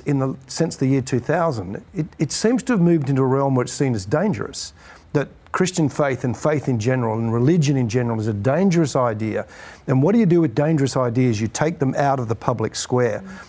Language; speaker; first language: English; native; English